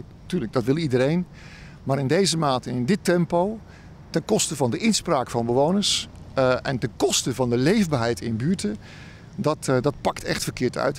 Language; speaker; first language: Dutch; native; Dutch